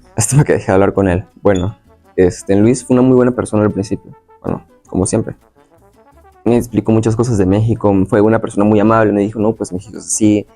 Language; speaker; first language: Spanish; native; Spanish